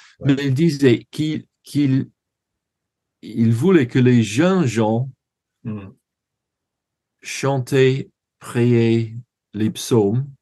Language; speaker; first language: French; non-native, learner; English